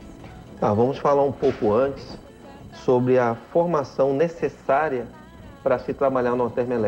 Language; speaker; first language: Portuguese; native; Portuguese